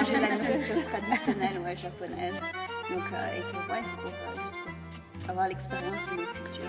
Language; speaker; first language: French; early bilingual, heritage; French